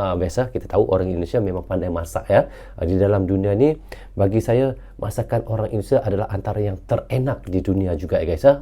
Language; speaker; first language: Malay; native; Malay